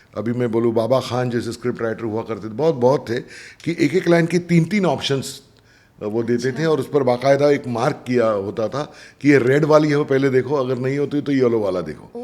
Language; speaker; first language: Hindi; non-native, local second language; Marathi